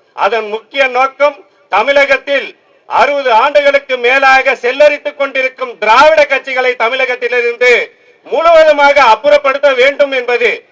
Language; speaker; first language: Tamil; native; Tamil